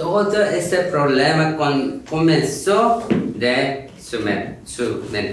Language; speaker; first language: Spanish; non-native, learner; Korean